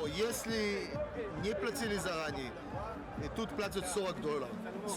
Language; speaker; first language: Russian; non-native, learner; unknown